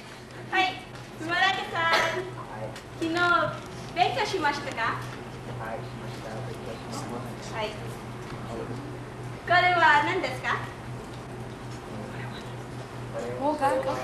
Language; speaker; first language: Japanese; non-native, learner; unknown